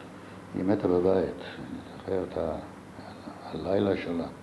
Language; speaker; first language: Hebrew; non-native, fluent; Yiddish